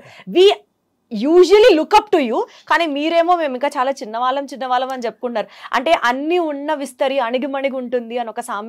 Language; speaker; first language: Telugu; native; Telugu